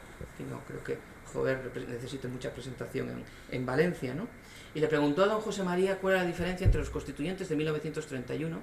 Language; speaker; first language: Spanish; native; Spanish